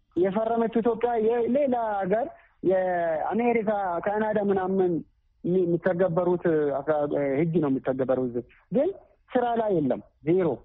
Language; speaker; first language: Amharic; native; Amharic